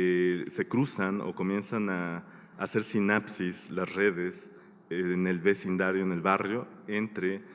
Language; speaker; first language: Spanish; native; Spanish